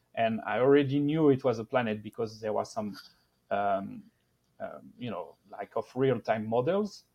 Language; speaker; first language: English; non-native, fluent; French